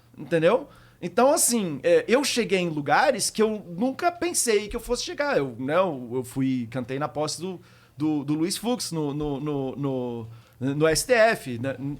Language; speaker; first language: Portuguese; early bilingual, heritage; Portuguese